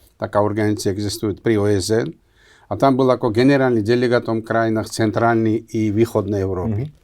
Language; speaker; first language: Slovak; non-native, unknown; Georgian